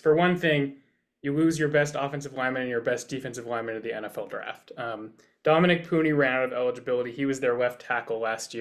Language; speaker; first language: English; native; English